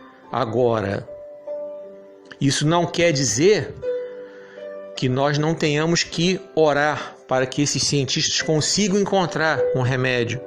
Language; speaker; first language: Portuguese; native; Portuguese